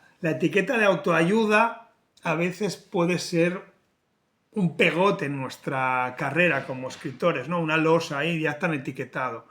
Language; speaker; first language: Spanish; native; Spanish